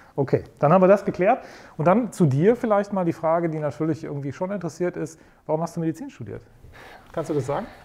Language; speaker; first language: German; native; German